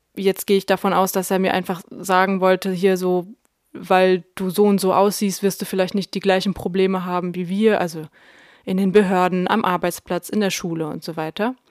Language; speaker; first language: German; early bilingual, other home language; Russian